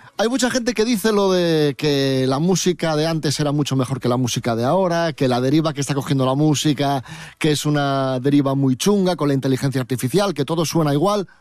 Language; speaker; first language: Spanish; native; Spanish